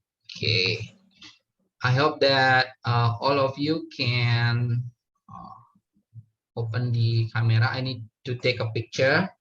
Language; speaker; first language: English; non-native, learner; Indonesian